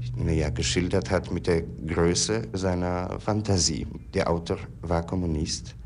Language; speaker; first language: German; non-native, fluent; Polish